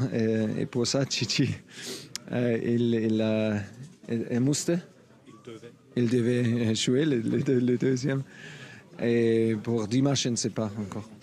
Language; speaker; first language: French; non-native, fluent; German